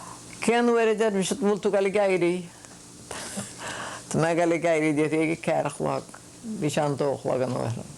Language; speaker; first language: Irish; native; Irish